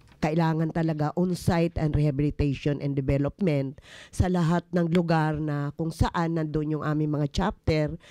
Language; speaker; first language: Filipino; native; Filipino